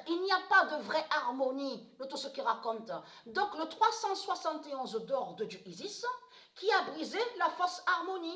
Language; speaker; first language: French; native; French